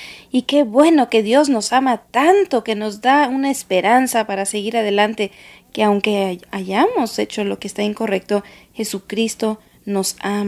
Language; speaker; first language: Spanish; native; Spanish